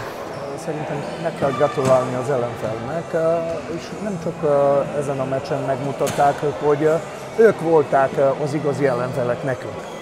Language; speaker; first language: Hungarian; non-native, fluent; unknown